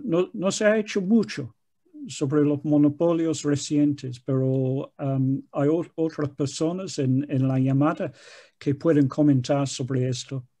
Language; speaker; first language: Spanish; non-native, fluent; English